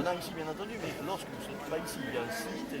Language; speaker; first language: French; native; French